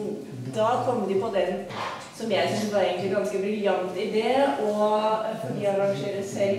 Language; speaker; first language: Norwegian; non-native, fluent; Italian